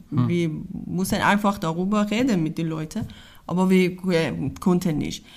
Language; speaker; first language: German; non-native, learner; Persian